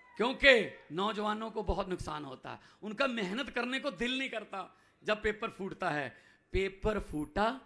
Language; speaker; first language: Hindi; non-native, local second language; Punjabi